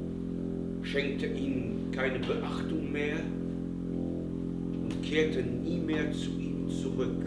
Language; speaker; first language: German; non-native, learner; French